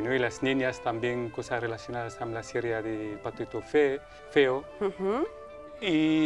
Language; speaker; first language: Catalan; non-native, local second language; Spanish